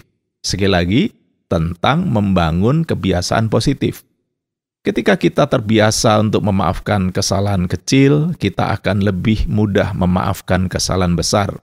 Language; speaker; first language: Indonesian; native; Indonesian